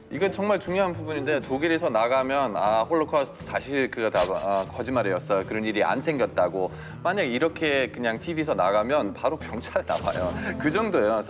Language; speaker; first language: Korean; non-native, fluent; German